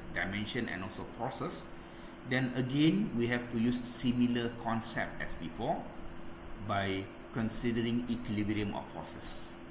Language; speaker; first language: English; non-native, local second language; Malay